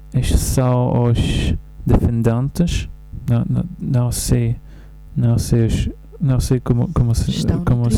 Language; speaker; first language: Portuguese; non-native, learner; English